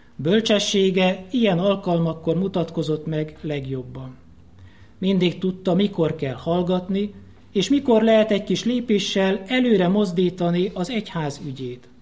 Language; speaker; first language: Hungarian; native; Hungarian